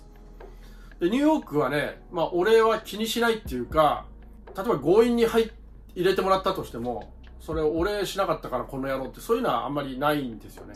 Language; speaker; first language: Japanese; native; Japanese